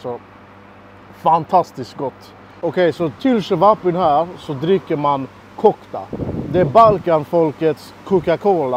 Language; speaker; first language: Swedish; native; Swedish